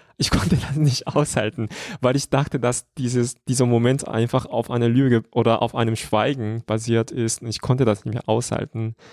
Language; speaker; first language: German; non-native, fluent; Korean